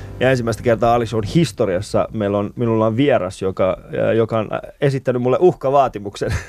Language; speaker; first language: Finnish; early bilingual, other home language; Persian